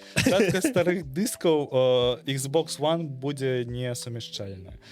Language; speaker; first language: Belarusian; non-native, local second language; Russian